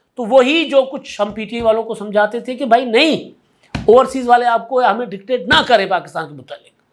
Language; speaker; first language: Urdu; non-native, local second language; Sindhi